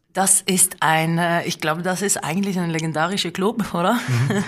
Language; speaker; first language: German; non-native, fluent; Norwegian